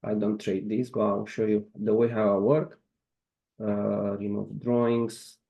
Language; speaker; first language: English; non-native, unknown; Romanian